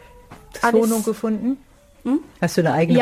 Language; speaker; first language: German; native; German